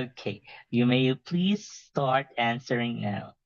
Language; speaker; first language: English; non-native, fluent; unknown